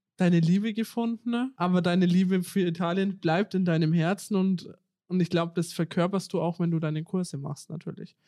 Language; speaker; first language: German; native; German